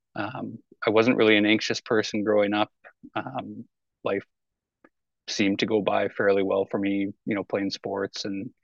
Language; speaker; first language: English; native; English